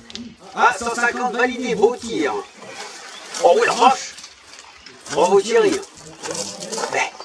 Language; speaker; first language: French; native; French